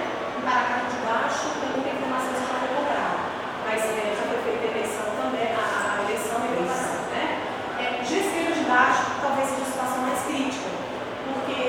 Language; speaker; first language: Portuguese; native; Portuguese